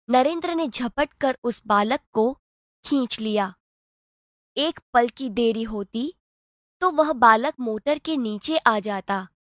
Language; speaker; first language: Hindi; non-native, local second language; Gujarati